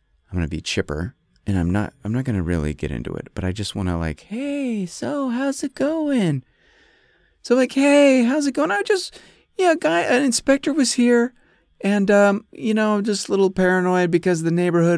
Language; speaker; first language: English; native; English